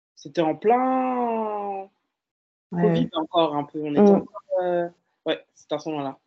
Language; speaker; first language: French; native; French